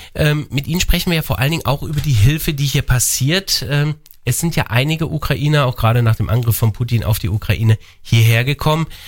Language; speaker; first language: German; native; German